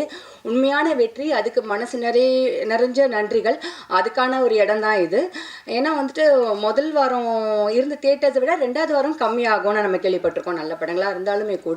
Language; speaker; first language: Tamil; native; Tamil